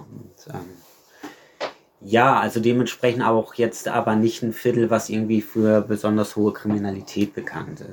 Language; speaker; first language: German; native; German